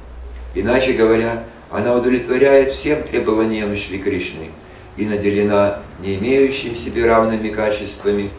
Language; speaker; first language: Russian; native; Russian